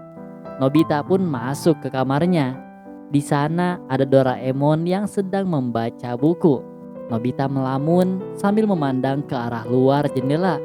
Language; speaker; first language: Indonesian; native; Indonesian